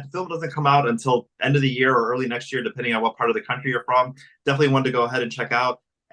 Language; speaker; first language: English; native; English